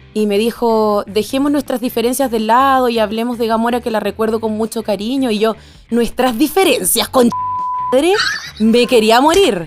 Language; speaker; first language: Spanish; native; Spanish